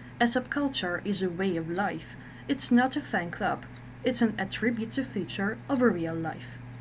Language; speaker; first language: English; non-native, fluent; Russian